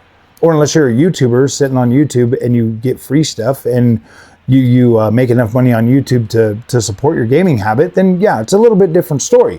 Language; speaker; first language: English; native; English